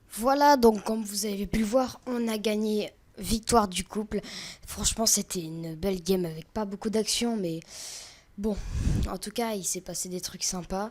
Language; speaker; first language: French; native; French